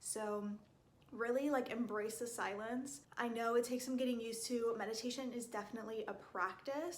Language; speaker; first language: English; native; English